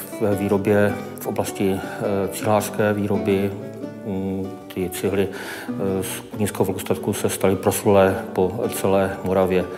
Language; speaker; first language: Czech; native; Czech